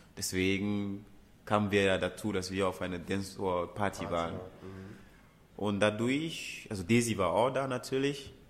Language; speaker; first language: German; non-native, fluent; Ewe